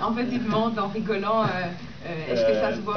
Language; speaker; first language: French; non-native, fluent; Russian